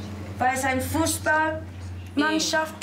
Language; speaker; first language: German; non-native, fluent; English